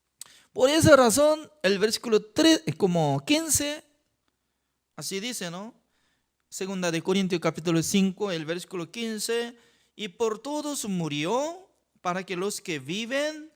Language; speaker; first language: Spanish; non-native, fluent; Korean